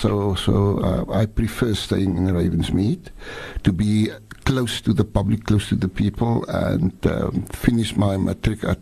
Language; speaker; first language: English; non-native, local second language; Afrikaans